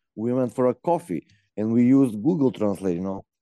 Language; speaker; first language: English; non-native, learner; Macedonian